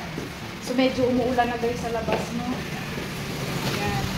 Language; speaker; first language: Filipino; native; Filipino